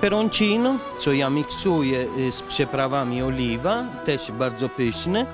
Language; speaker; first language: Polish; non-native, fluent; Italian